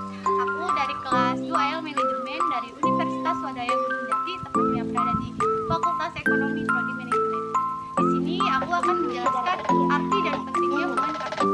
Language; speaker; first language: Indonesian; native; Indonesian